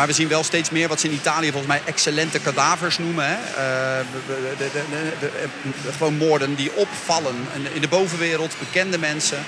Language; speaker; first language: Dutch; native; Dutch